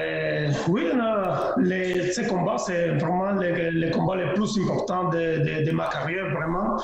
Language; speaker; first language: French; non-native, local second language; Spanish